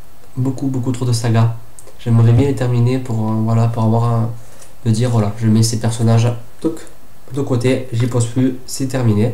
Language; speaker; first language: French; native; French